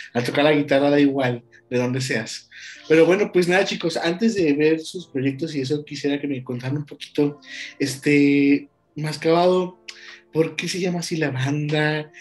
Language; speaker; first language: Spanish; native; Spanish